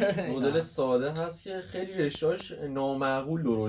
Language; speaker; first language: Persian; native; Persian